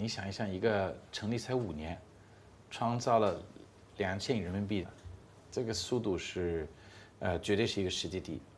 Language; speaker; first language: Chinese; non-native, fluent; English